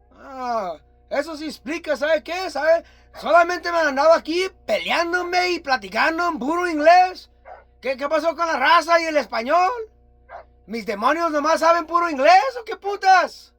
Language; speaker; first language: Spanish; early bilingual, heritage; Spanish